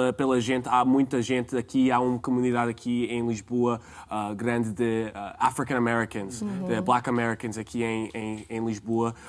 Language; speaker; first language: Portuguese; non-native, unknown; English